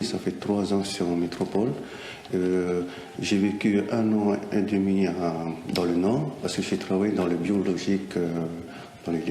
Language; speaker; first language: French; non-native, local second language; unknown